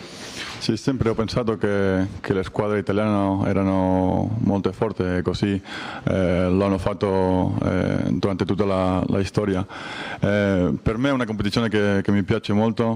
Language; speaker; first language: Italian; non-native, learner; Spanish